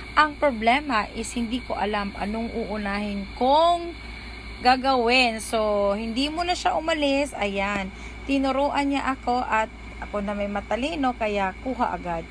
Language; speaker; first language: Filipino; non-native, local second language; Cebuano